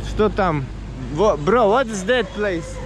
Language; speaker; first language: English; non-native, learner; Russian